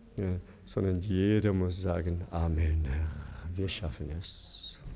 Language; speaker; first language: German; non-native, fluent; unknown